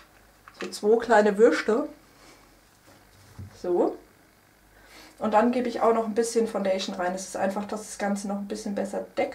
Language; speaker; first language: German; native; German